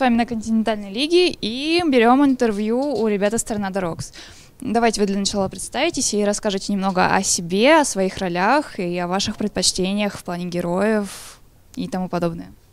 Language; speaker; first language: Russian; native; Russian